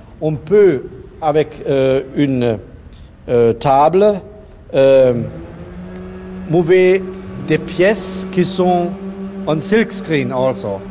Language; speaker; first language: French; non-native, learner; German